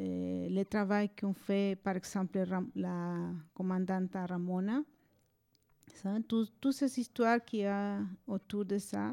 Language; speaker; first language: French; non-native, fluent; Spanish